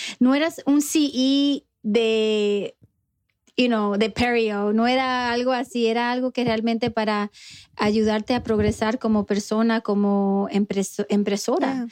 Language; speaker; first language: Spanish; early bilingual, heritage; Spanish